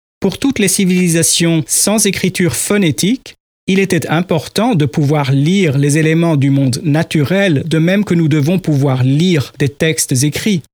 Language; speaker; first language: French; native; French